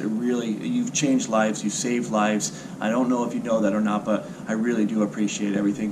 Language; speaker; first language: English; native; English